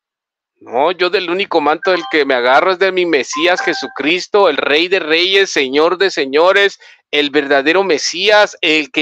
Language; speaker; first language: Spanish; native; Spanish